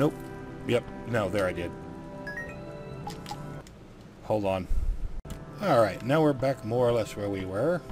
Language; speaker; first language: English; native; English